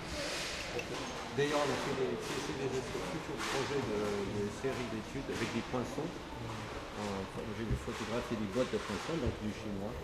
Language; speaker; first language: French; native; French